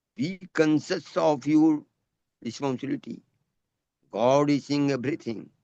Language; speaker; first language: English; non-native, local second language; Hindi